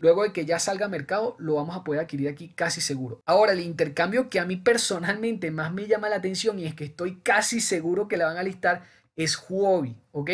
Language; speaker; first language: Spanish; native; Spanish